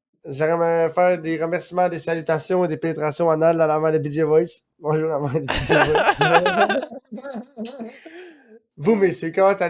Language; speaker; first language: French; native; French